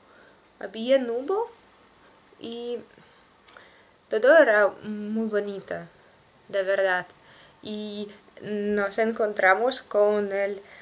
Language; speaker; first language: Spanish; non-native, learner; Russian